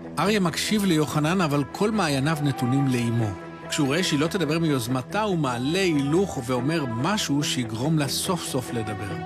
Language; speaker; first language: Hebrew; native; Hebrew